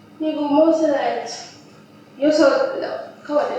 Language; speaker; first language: Finnish; early bilingual, other home language; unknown